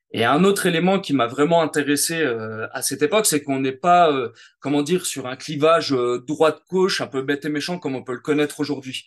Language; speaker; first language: French; native; French